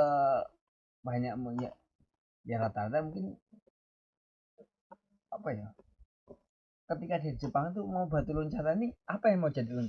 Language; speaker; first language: Indonesian; native; Indonesian